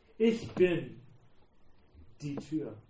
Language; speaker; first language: German; non-native, fluent; English